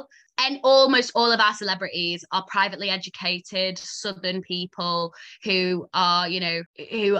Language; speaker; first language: English; native; English